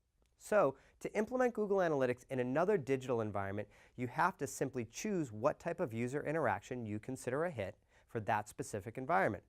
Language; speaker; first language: English; native; English